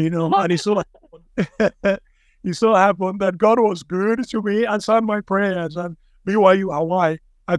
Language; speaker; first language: English; non-native, local second language; Igbo